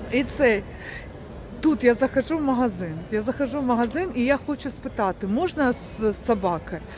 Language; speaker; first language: Ukrainian; native; Ukrainian